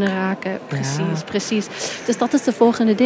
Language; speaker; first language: Dutch; non-native, fluent; English